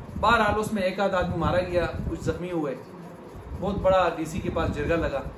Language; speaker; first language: Urdu; non-native, local second language; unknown